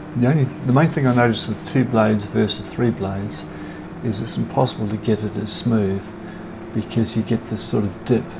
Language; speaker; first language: English; native; English